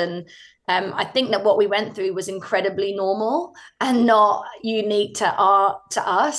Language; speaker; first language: English; native; English